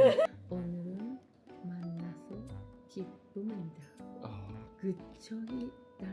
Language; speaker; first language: Korean; non-native, learner; Japanese